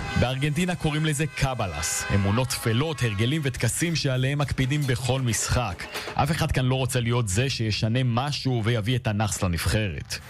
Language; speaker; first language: Hebrew; native; Hebrew